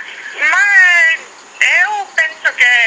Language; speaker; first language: Portuguese; non-native, learner; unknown